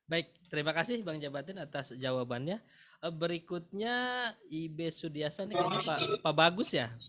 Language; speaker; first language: Indonesian; native; Indonesian